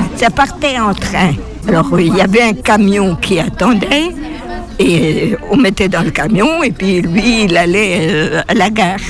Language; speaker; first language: French; native; French